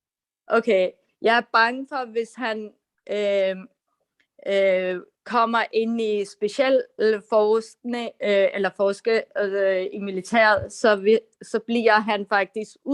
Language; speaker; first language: Danish; non-native, fluent; Urdu